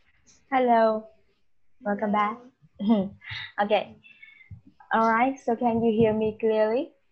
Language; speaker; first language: English; non-native, fluent; Vietnamese